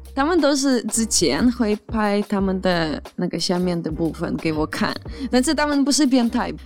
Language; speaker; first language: Chinese; non-native, fluent; Ukrainian